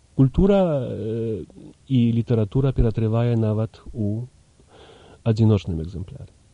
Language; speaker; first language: Belarusian; early bilingual, heritage; Belarusian